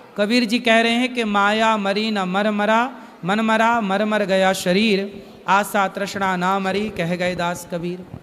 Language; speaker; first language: Hindi; native; Hindi